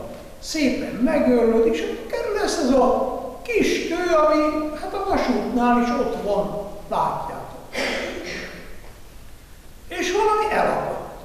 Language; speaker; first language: Hungarian; non-native, fluent; Italian